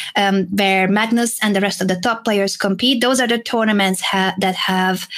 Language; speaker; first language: English; non-native, fluent; Hungarian